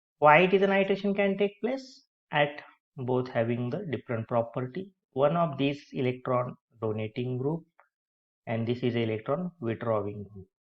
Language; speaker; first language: English; non-native, local second language; Marathi